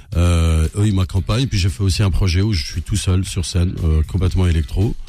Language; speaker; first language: French; non-native, local second language; Arabic